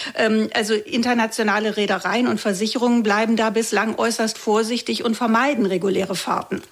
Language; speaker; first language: German; native; German